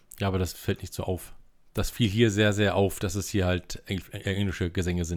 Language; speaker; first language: German; native; German